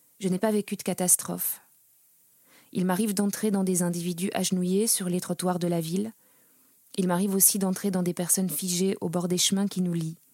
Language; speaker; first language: French; native; French